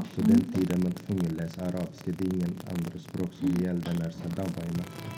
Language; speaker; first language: Swedish; non-native, fluent; Azerbaijani